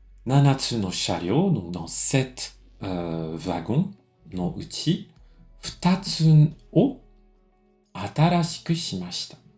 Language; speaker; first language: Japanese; non-native, fluent; French